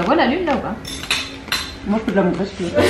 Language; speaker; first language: French; native; French